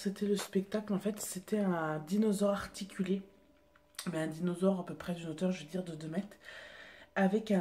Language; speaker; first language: French; native; French